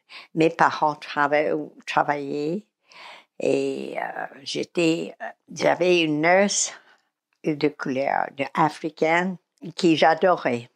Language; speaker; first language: French; non-native, fluent; English